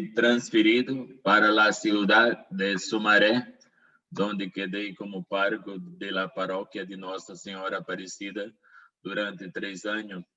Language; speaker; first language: Portuguese; non-native, learner; Spanish